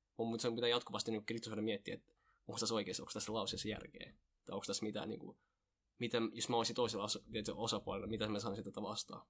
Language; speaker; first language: Finnish; early bilingual, other home language; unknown